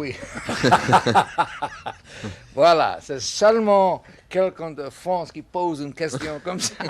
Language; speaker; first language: French; non-native, learner; English